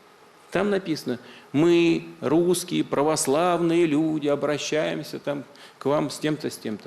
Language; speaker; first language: Russian; native; Russian